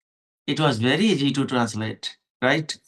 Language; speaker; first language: English; non-native, local second language; Hindi